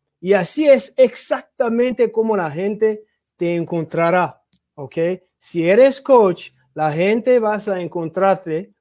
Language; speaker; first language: Spanish; non-native, learner; English